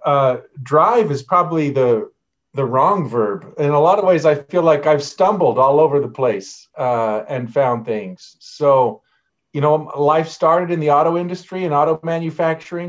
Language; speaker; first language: English; native; English